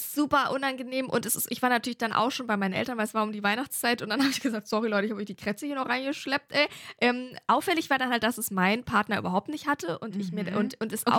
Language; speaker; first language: German; native; German